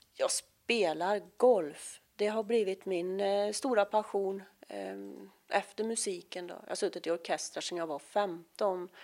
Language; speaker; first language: Swedish; native; Swedish